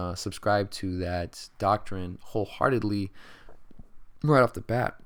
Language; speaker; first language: English; early bilingual, other home language; Spanish